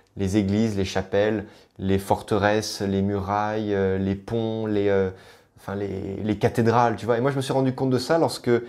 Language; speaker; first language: French; native; French